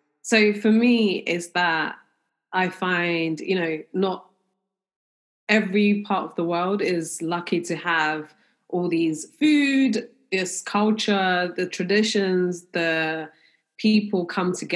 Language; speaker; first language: English; native; English